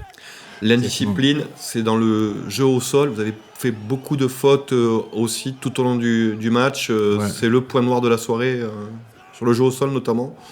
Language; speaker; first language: French; native; French